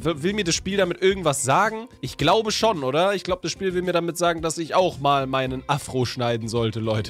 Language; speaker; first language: German; native; German